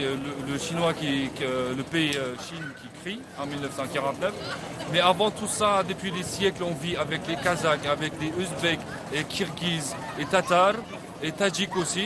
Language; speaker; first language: French; non-native, learner; Uyghur